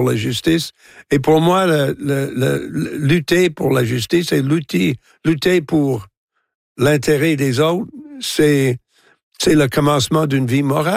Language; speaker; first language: French; non-native, local second language; English